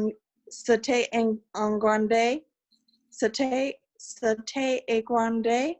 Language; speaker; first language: French; non-native, learner; English